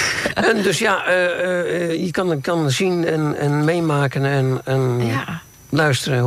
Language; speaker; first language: Dutch; native; Dutch